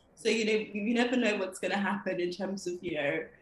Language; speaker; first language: English; native; English